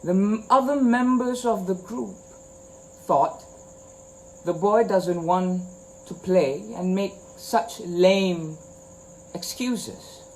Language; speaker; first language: English; non-native, local second language; Malay